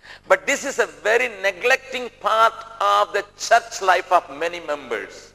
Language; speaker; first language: English; non-native, local second language; Tamil